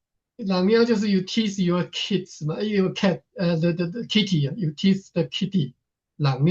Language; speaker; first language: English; non-native, fluent; Chinese